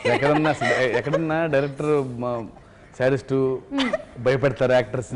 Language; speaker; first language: Telugu; native; Telugu